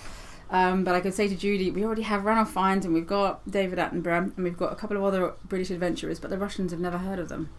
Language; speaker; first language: English; native; English